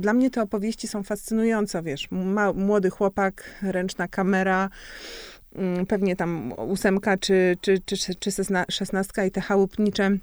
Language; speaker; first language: Polish; native; Polish